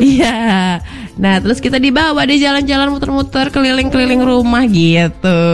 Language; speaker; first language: Indonesian; native; Indonesian